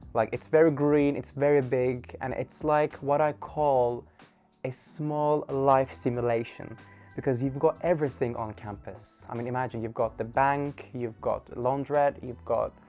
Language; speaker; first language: English; non-native, fluent; Turkish